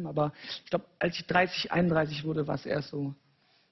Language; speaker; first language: German; native; German